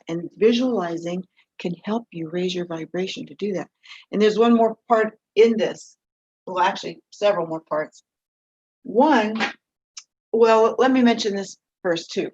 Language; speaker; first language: English; native; English